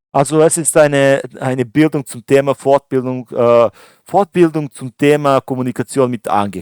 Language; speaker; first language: German; non-native, fluent; Serbian